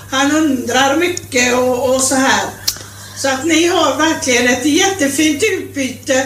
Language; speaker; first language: Swedish; native; Swedish